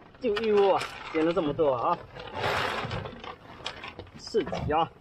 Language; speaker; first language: Chinese; native; Chinese